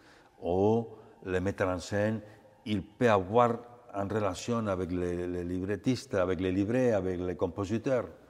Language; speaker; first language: French; non-native, fluent; Catalan